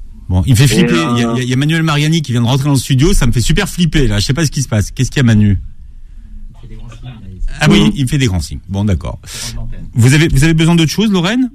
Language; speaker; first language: French; native; French